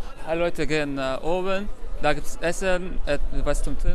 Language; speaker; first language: German; non-native, learner; Arabic